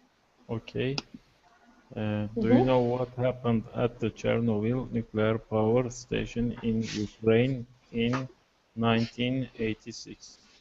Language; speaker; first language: English; non-native, learner; Turkish